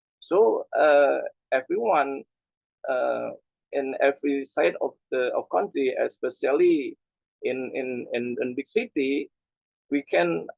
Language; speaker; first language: English; non-native, learner; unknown